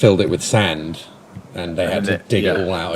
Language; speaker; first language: English; native; English